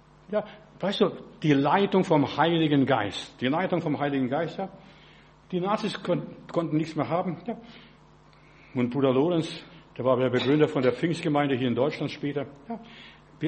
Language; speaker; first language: German; non-native, fluent; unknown